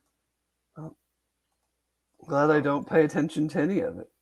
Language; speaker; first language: English; native; English